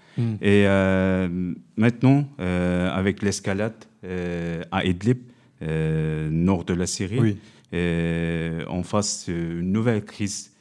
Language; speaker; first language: French; non-native, fluent; Turkish